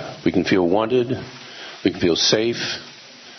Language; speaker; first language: English; native; English